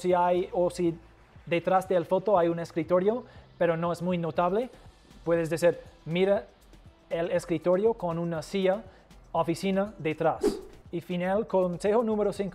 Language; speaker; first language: Spanish; non-native, fluent; English